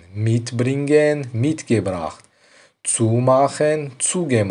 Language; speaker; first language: German; non-native, fluent; Tajik